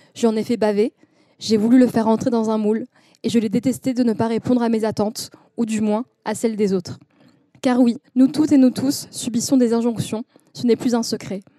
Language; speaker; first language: French; early bilingual, other home language; Arabic